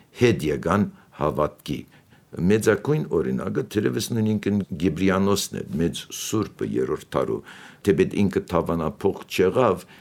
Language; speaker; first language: Armenian; native; Armenian